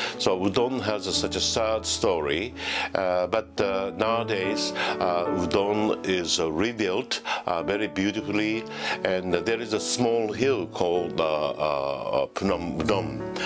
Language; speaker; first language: English; non-native, fluent; Japanese